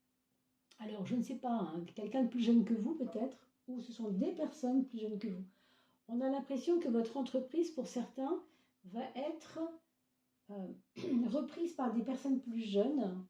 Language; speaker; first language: French; native; French